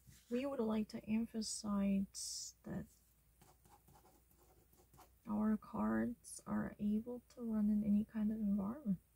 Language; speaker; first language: English; non-native, learner; Korean